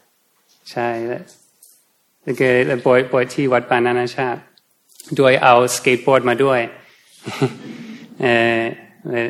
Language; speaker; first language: Thai; non-native, fluent; English